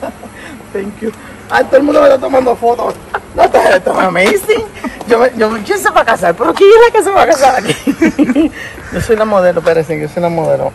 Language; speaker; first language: Spanish; native; Spanish